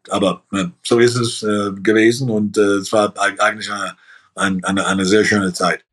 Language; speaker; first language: German; early bilingual, heritage; German